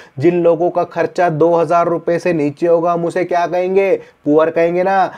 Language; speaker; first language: Hindi; native; Hindi